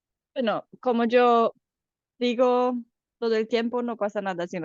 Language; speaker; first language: Spanish; non-native, fluent; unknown